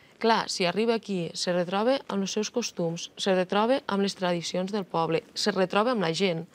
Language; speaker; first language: Catalan; native; Catalan